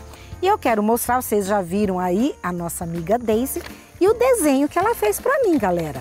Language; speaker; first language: Portuguese; native; Portuguese